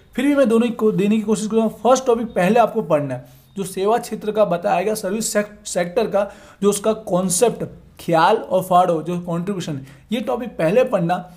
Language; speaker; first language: Hindi; non-native, local second language; Gujarati